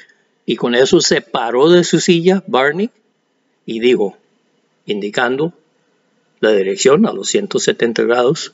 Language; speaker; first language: Spanish; non-native, fluent; English